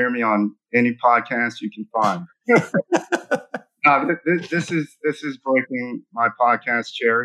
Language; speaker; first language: English; native; English